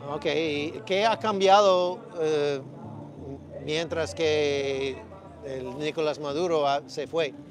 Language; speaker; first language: Spanish; non-native, learner; English